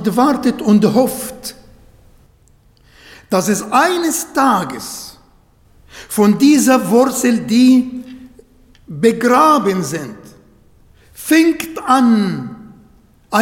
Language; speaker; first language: German; non-native, fluent; Arabic